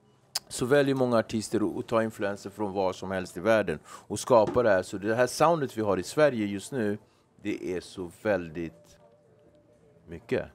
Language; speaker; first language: Swedish; native; Swedish